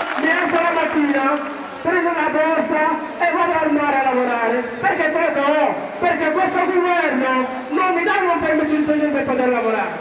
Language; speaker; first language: Italian; non-native, fluent; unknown